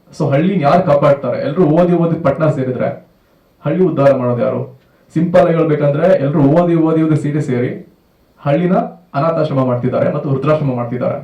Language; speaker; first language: Kannada; native; Kannada